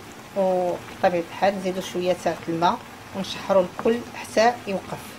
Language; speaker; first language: Arabic; native; Arabic